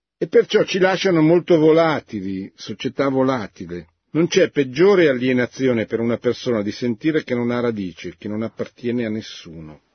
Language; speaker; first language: Italian; native; Italian